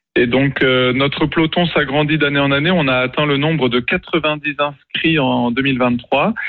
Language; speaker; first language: French; native; French